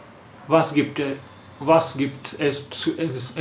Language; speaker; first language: German; non-native, learner; Urdu